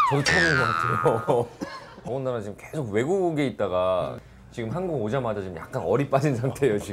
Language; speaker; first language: Korean; native; Korean